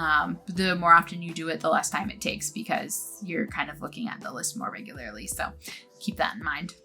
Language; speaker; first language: English; native; English